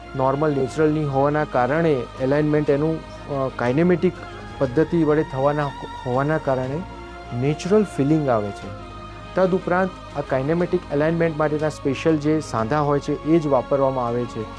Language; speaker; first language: Gujarati; native; Gujarati